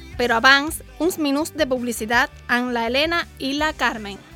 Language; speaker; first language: Catalan; non-native, learner; Spanish